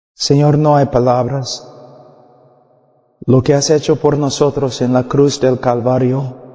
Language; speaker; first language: Spanish; non-native, fluent; English